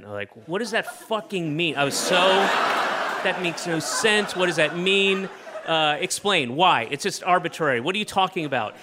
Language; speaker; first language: English; native; English